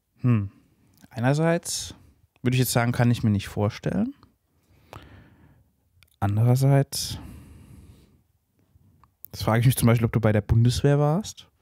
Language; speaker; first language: German; native; German